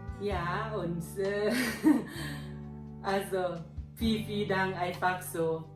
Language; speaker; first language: German; non-native, learner; Thai